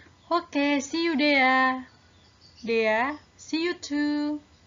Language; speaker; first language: English; non-native, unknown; Indonesian